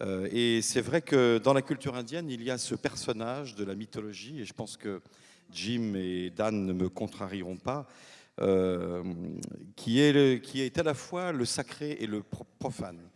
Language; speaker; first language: French; native; French